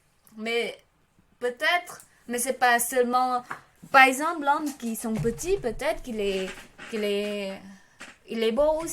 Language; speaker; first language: French; non-native, learner; Khmer